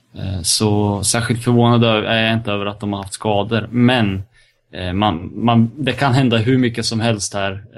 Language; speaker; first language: Swedish; early bilingual, other home language; Serbian